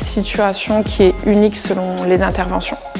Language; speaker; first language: French; native; French